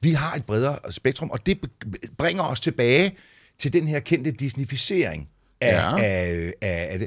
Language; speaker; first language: Danish; native; Danish